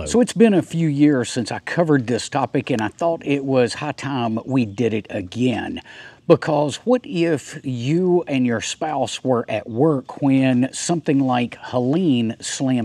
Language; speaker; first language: English; native; English